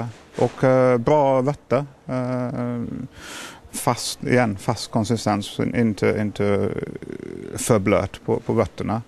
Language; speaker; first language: Swedish; non-native, fluent; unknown